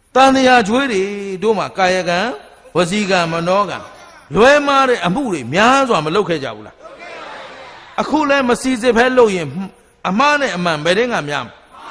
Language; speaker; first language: Burmese; native; Burmese